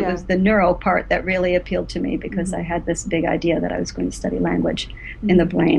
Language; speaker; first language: English; native; English